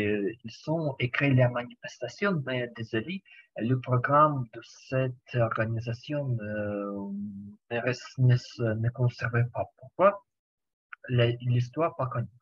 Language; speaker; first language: French; non-native, learner; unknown